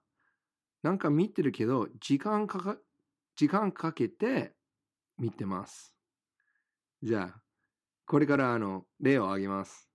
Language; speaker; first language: Japanese; non-native, fluent; English